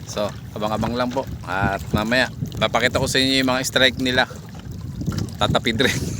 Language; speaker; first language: Filipino; native; Filipino